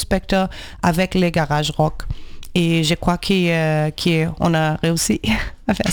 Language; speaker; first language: French; non-native, learner; Portuguese